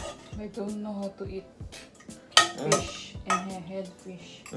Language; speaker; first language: English; non-native, learner; Filipino